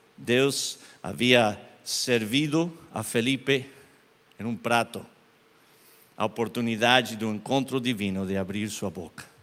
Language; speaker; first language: Portuguese; non-native, learner; Spanish